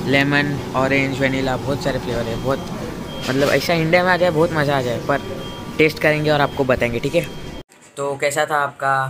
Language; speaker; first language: Hindi; non-native, local second language; Gujarati